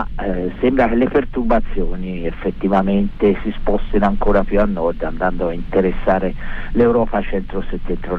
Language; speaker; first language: Italian; native; Italian